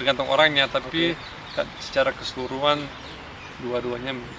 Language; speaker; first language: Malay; early bilingual, other home language; German